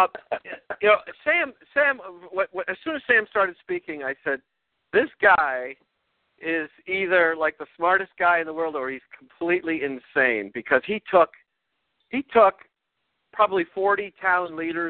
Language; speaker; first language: English; native; English